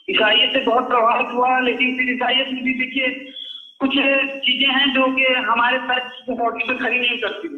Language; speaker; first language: Hindi; native; Hindi